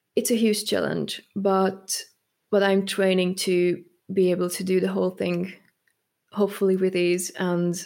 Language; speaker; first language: English; non-native, fluent; Hungarian